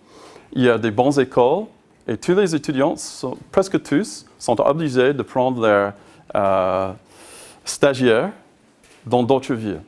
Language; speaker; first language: French; non-native, learner; English